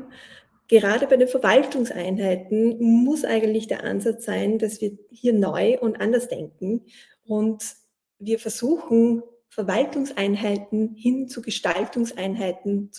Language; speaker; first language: German; native; German